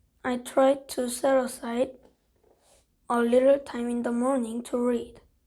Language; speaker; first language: English; non-native, fluent; Korean